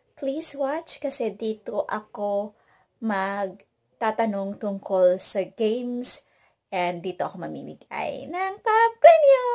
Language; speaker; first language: Filipino; non-native, local second language; Hiligaynon